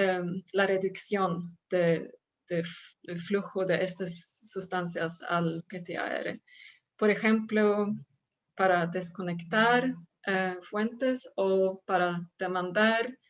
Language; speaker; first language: Spanish; non-native, fluent; Swedish